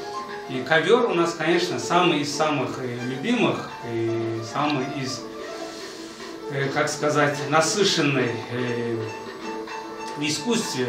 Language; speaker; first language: Russian; non-native, fluent; Azerbaijani